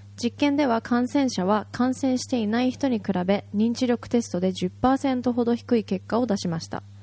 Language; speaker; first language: Japanese; native; Japanese